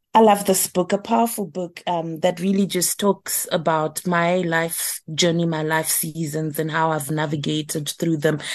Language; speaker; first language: English; non-native, local second language; Shona